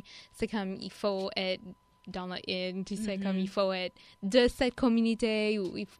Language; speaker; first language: French; non-native, fluent; English